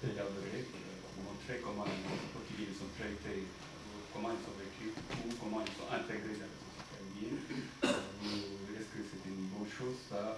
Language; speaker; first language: French; non-native, fluent; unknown